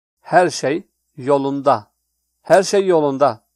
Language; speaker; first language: Turkish; non-native, fluent; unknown